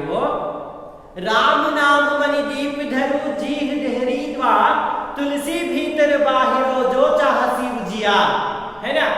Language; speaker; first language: Hindi; non-native, local second language; Kannada